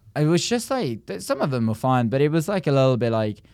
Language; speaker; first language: English; non-native, fluent; Norwegian